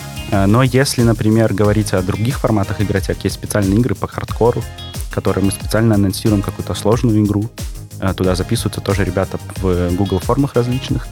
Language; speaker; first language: Russian; native; Russian